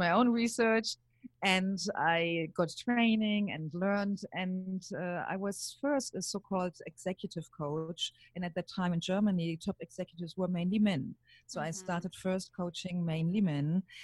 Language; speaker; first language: English; non-native, fluent; German